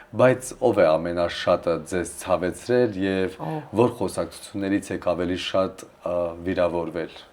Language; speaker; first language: Armenian; native; Armenian